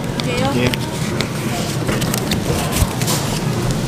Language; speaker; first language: Korean; non-native, learner; Filipino